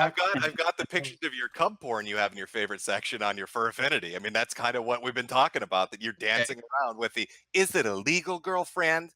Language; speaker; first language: English; native; English